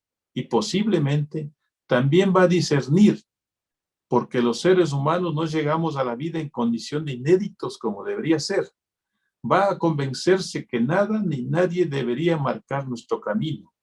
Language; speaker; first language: Spanish; native; Spanish